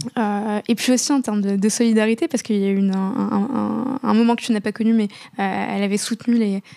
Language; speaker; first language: French; non-native, local second language; Arabic